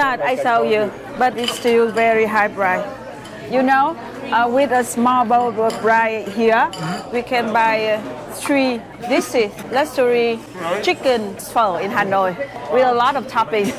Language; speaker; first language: English; non-native, learner; Vietnamese